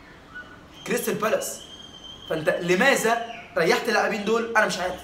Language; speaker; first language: Arabic; native; Arabic